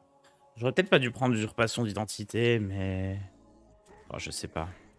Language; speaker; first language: French; native; French